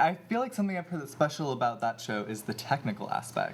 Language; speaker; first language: English; native; English